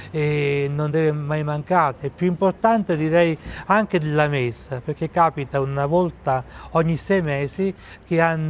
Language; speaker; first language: Italian; native; Italian